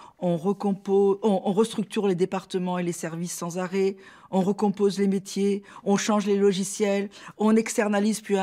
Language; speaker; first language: French; native; French